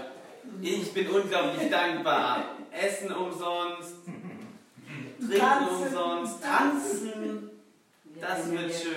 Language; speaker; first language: German; native; German